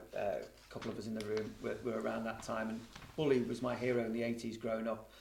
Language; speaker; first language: English; native; English